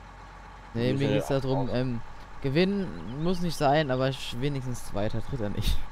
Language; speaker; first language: German; native; German